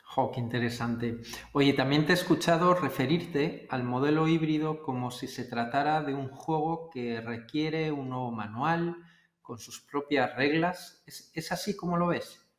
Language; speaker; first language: Spanish; native; Spanish